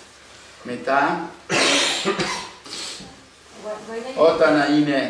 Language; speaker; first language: Greek; non-native, learner; Italian